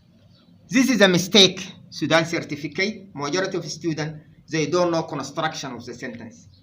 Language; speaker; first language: English; non-native, fluent; Arabic